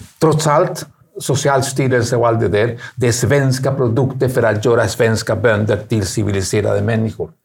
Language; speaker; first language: Swedish; non-native, fluent; Spanish